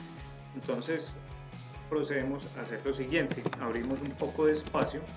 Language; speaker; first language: Spanish; native; Spanish